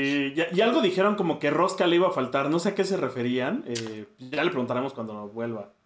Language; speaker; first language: Spanish; native; Spanish